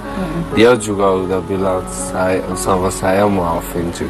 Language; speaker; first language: Indonesian; non-native, learner; Persian